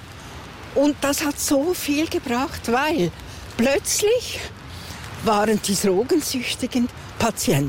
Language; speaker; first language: German; native; German